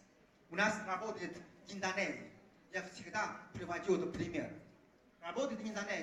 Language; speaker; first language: Russian; non-native, fluent; Chinese